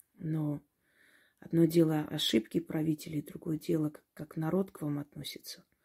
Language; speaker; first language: Russian; non-native, local second language; Armenian